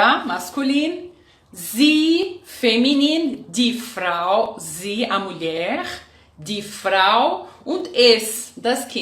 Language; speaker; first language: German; non-native, fluent; Portuguese